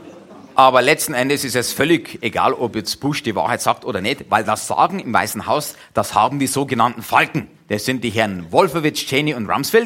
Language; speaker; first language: German; native; German